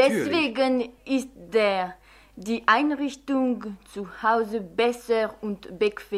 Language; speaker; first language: German; non-native, fluent; French